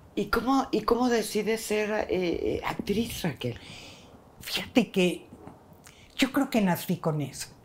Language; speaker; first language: Spanish; native; Spanish